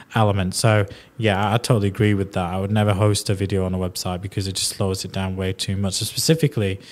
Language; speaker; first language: English; native; English